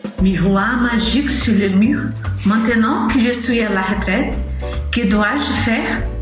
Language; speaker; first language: French; non-native, learner; Portuguese